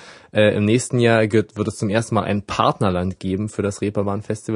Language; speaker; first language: German; native; German